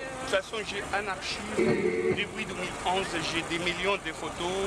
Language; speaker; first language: French; non-native, fluent; Arabic